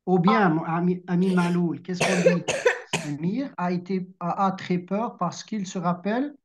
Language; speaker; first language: French; non-native, local second language; Arabic